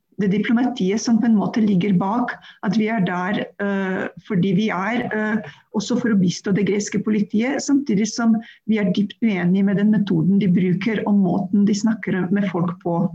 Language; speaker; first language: Norwegian; non-native, fluent; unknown